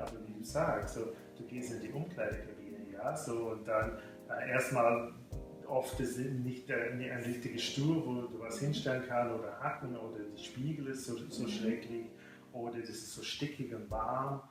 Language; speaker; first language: German; non-native, fluent; English